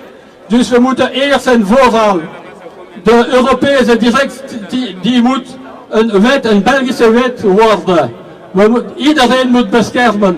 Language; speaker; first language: Dutch; non-native, local second language; French